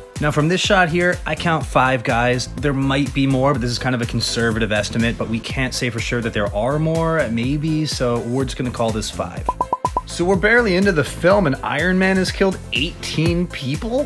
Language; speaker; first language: English; native; English